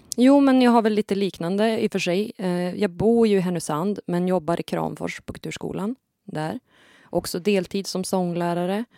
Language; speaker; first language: Swedish; native; Swedish